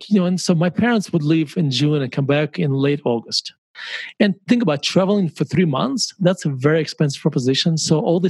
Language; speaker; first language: English; non-native, fluent; Russian